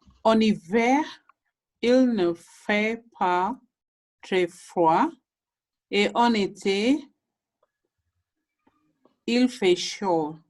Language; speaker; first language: French; non-native, learner; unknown